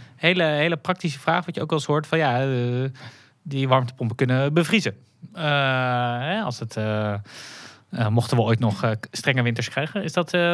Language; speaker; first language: Dutch; native; Dutch